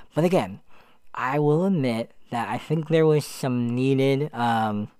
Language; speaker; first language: English; native; English